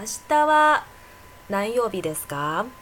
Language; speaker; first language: Japanese; non-native, fluent; Chinese